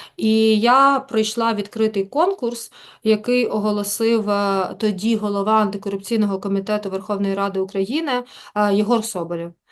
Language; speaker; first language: Ukrainian; native; Ukrainian